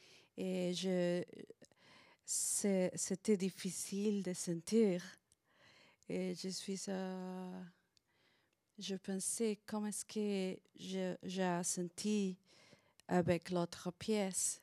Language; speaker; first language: French; non-native, learner; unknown